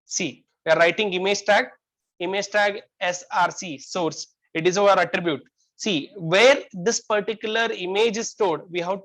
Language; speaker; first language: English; non-native, local second language; Kannada